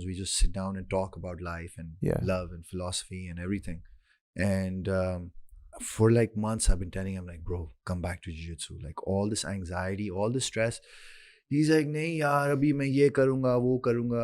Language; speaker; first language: English; non-native, local second language; Urdu